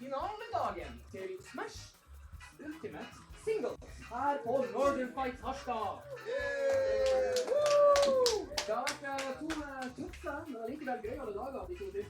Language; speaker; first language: Norwegian; native; Norwegian